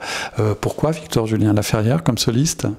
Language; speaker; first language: French; native; French